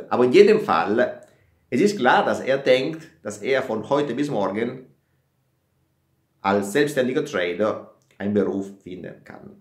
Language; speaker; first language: German; non-native, fluent; Italian